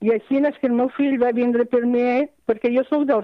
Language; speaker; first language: Catalan; non-native, local second language; Spanish